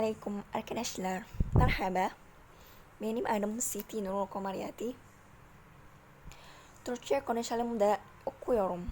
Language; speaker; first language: Turkish; non-native, learner; Indonesian